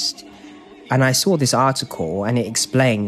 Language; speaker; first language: English; native; English